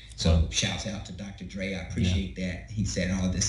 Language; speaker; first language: English; native; English